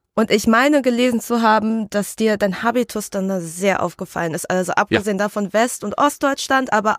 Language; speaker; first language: German; early bilingual, other home language; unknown